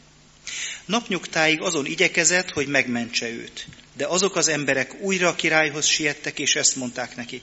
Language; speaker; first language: Hungarian; native; Hungarian